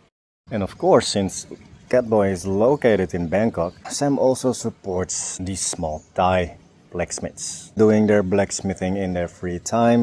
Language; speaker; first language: English; non-native, fluent; Dutch